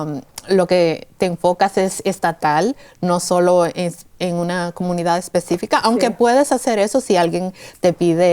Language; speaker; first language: Spanish; early bilingual, heritage; Spanish